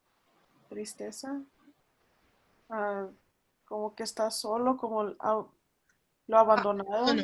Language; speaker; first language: Spanish; early bilingual, heritage; Spanish